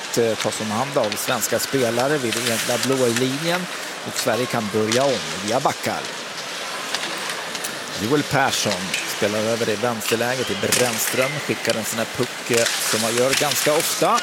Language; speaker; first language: Swedish; native; Swedish